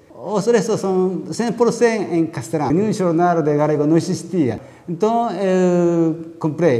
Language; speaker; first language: Galician; non-native, learner; Japanese